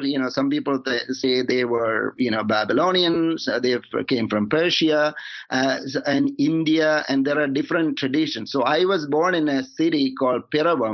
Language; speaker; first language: English; non-native, local second language; Malayalam